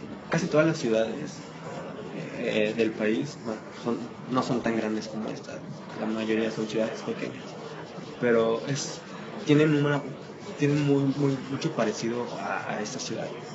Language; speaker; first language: Spanish; native; Spanish